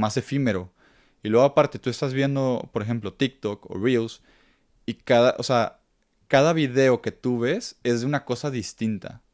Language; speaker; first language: Spanish; native; Spanish